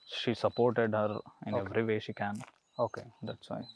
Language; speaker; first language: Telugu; non-native, learner; Kannada